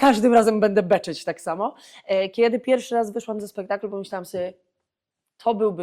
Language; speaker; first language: Polish; native; Polish